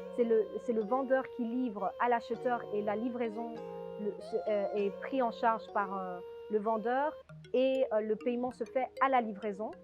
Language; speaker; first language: French; native; French